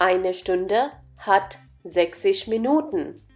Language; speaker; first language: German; non-native, fluent; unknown